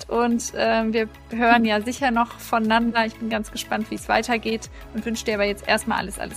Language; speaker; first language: German; native; German